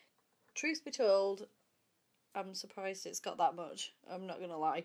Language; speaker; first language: English; native; English